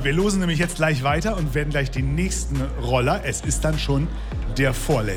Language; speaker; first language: German; native; German